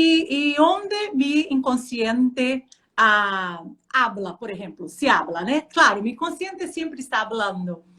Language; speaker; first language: Spanish; non-native, fluent; Portuguese